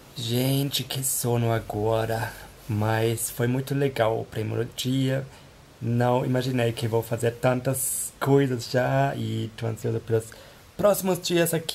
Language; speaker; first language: Portuguese; non-native, fluent; German